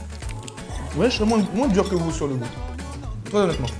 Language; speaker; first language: French; native; French